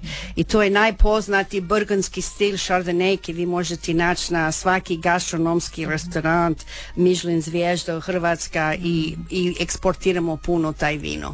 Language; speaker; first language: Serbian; early bilingual, heritage; Croatian